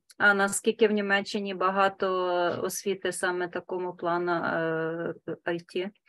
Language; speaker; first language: Ukrainian; native; Ukrainian